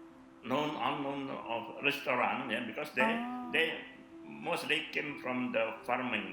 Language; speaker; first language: English; non-native, learner; Indonesian